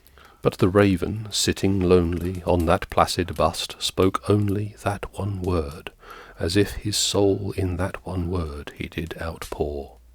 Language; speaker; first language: English; native; English